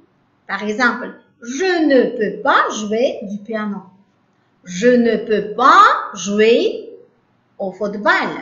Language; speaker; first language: French; non-native, learner; Uzbek